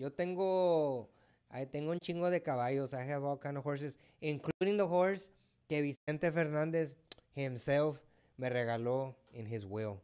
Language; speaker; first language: English; early bilingual, other home language; Spanish